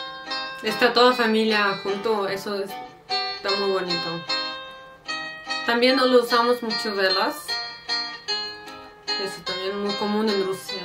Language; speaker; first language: Spanish; non-native, fluent; Russian